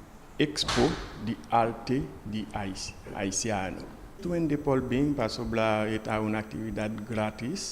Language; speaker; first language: Portuguese; non-native, learner; Haitian Creole